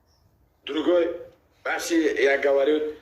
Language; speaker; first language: Russian; non-native, learner; Uzbek